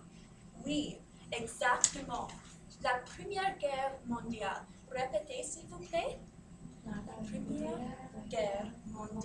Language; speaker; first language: French; non-native, fluent; English